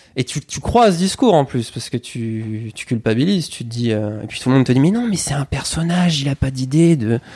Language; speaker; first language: French; native; French